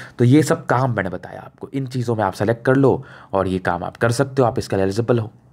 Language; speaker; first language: Hindi; native; Hindi